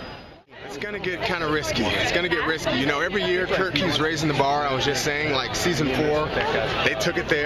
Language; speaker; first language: English; native; English